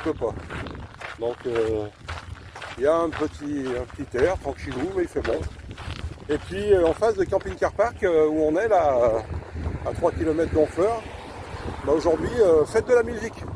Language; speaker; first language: French; native; French